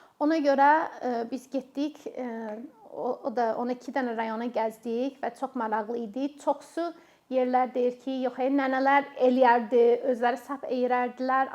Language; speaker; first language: Azerbaijani; non-native, fluent; English